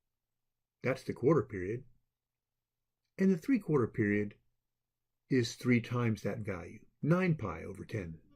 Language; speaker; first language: English; native; English